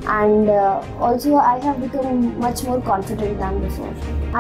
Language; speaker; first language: English; non-native, local second language; Hindi